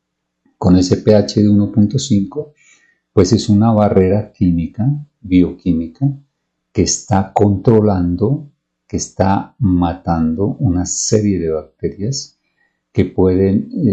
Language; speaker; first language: Spanish; native; Spanish